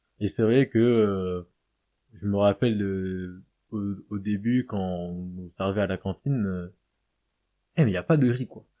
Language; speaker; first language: French; native; French